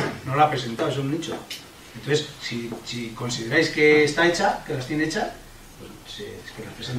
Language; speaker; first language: Spanish; native; Spanish